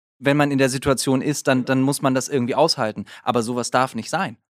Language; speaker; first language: German; native; German